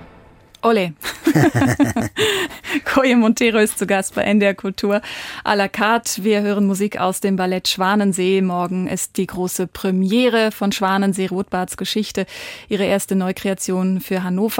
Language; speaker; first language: German; native; German